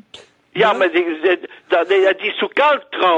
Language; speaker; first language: German; non-native, learner; French